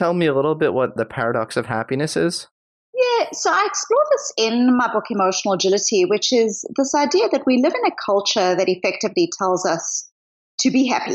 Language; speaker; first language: English; native; English